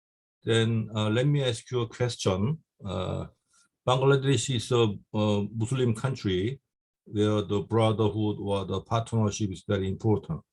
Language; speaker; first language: English; non-native, fluent; Korean